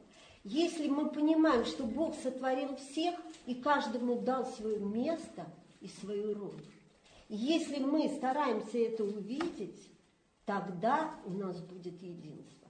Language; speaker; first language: Russian; native; Russian